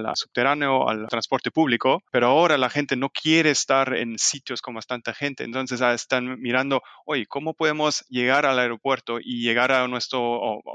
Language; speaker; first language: Spanish; non-native, fluent; German